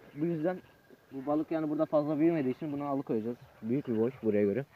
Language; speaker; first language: Turkish; native; Turkish